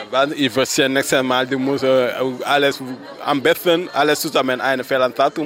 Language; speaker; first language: German; non-native, learner; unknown